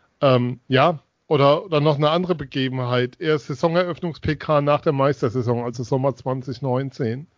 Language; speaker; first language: German; native; German